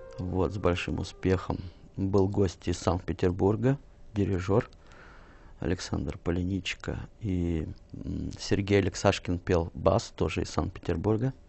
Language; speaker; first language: Russian; native; Russian